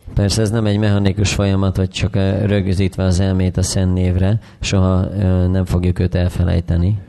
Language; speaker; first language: Hungarian; native; Hungarian